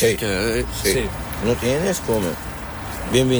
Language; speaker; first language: Spanish; non-native, learner; Arabic